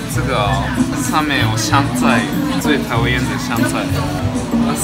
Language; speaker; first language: Chinese; non-native, fluent; Japanese